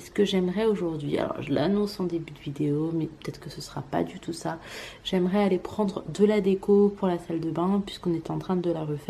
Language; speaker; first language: French; native; French